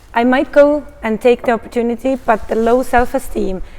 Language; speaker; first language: English; non-native, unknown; Estonian